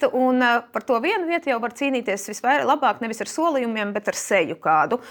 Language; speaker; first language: Latvian; native; Latvian